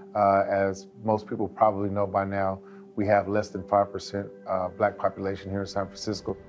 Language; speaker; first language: English; native; English